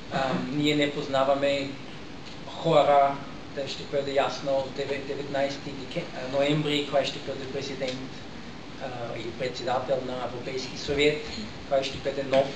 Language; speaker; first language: Bulgarian; non-native, learner; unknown